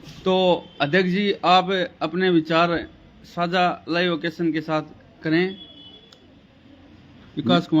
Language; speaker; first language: Hindi; native; Hindi